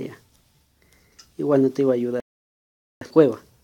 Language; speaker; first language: Spanish; native; Spanish